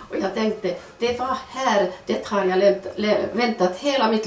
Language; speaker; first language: Swedish; non-native, fluent; Finnish